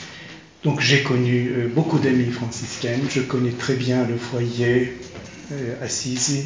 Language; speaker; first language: French; non-native, fluent; Turkish